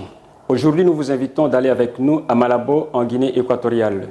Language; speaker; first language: French; non-native, fluent; Portuguese